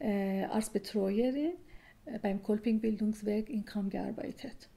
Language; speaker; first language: German; non-native, learner; Persian